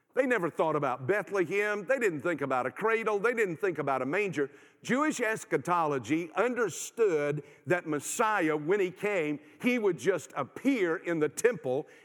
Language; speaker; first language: English; native; English